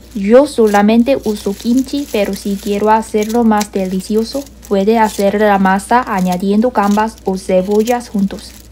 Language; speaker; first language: Spanish; non-native, learner; Korean